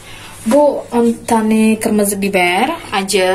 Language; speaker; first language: Turkish; non-native, learner; Indonesian